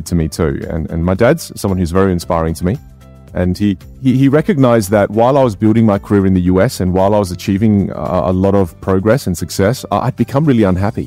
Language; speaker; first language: English; native; English